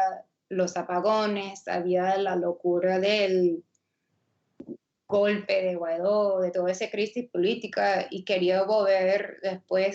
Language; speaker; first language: Spanish; non-native, fluent; English